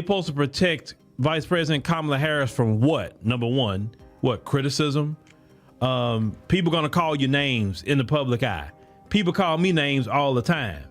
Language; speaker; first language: English; native; English